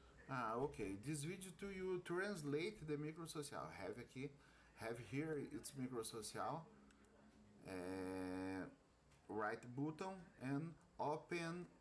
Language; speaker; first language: English; non-native, learner; Portuguese